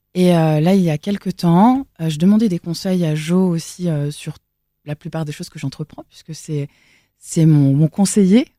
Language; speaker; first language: French; native; French